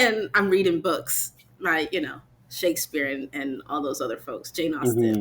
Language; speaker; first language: English; native; English